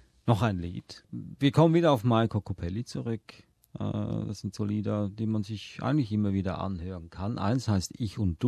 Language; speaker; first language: German; native; German